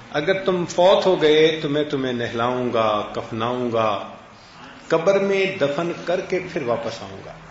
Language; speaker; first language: Urdu; native; Urdu